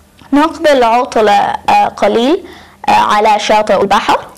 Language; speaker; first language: Arabic; non-native, learner; English